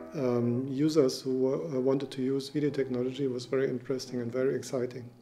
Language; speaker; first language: English; non-native, fluent; German